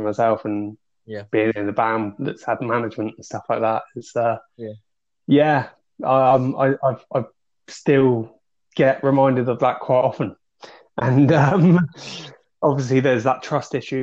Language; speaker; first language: English; native; English